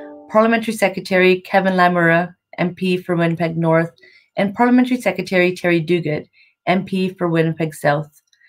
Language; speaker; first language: English; native; English